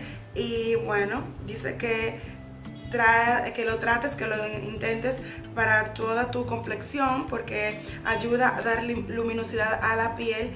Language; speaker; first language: Spanish; native; Spanish